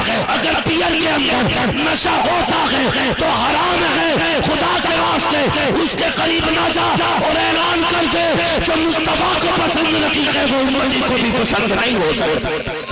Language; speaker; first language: Hindi; native; Hindi